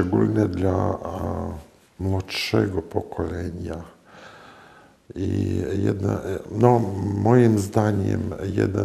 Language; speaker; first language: Polish; non-native, fluent; Latvian